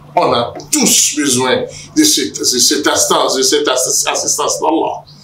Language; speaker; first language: French; non-native, local second language; Yoruba